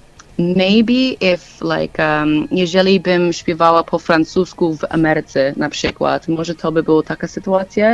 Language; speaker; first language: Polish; non-native, learner; English